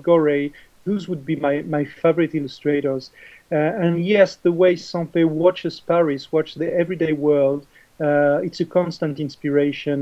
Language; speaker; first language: English; non-native, fluent; French